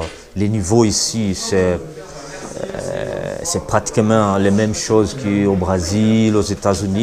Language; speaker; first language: French; non-native, learner; Portuguese